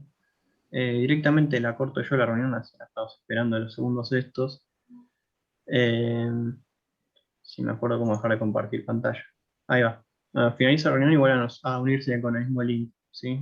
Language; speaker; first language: Spanish; native; Spanish